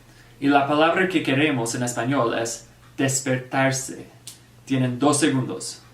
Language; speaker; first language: Spanish; non-native, fluent; English